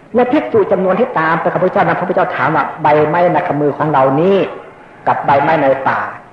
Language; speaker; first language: Thai; native; Thai